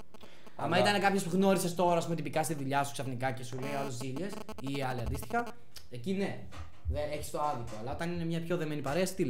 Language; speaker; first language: Greek; native; Greek